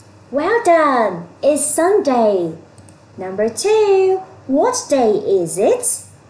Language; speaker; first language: English; non-native, fluent; Vietnamese